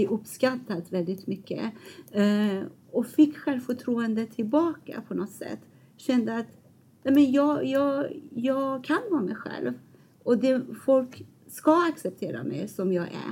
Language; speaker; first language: Swedish; non-native, fluent; Persian